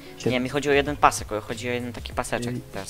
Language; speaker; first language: Polish; native; Polish